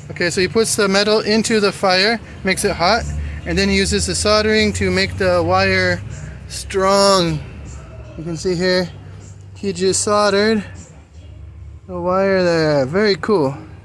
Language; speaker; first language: English; native; English